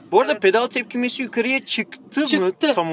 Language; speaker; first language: Turkish; native; Turkish